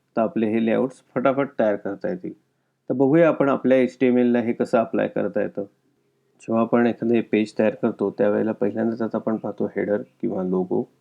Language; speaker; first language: Marathi; native; Marathi